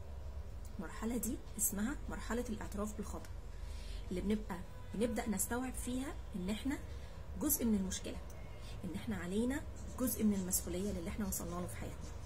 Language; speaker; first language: Arabic; native; Arabic